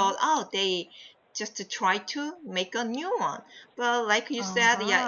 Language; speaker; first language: English; non-native, fluent; Korean